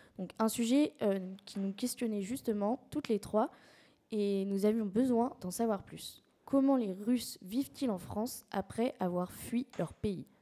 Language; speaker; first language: French; native; French